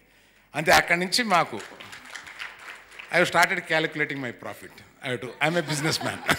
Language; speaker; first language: Telugu; native; Telugu